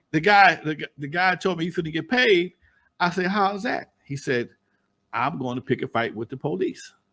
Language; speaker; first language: English; native; English